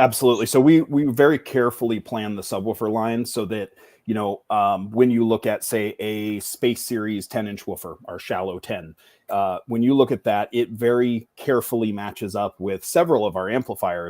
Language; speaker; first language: English; native; English